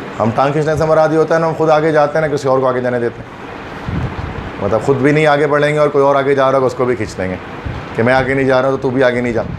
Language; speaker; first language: Urdu; native; Urdu